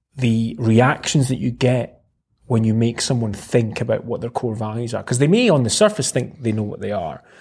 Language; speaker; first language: English; native; English